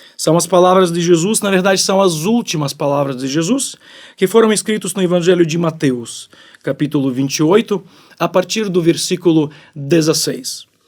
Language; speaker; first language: Portuguese; non-native, fluent; Ukrainian